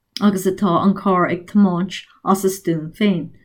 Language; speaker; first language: Irish; non-native, learner; English